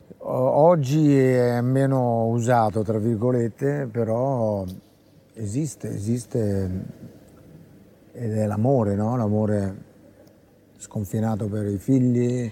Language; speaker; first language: Italian; native; Italian